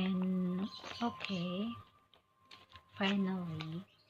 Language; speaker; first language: English; non-native, learner; Indonesian